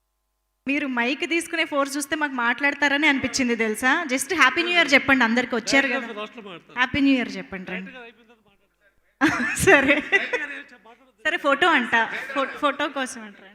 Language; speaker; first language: Telugu; native; Telugu